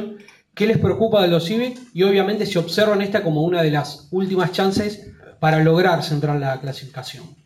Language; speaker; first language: Spanish; native; Spanish